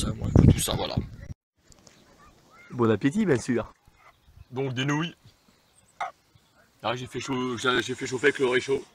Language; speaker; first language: French; native; French